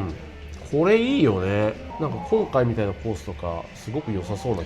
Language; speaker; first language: Japanese; native; Japanese